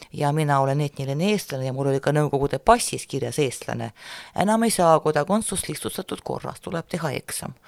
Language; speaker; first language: Estonian; non-native, local second language; Russian